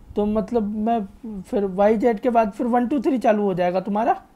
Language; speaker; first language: Hindi; native; Hindi